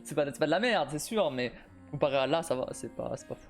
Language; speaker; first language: French; native; French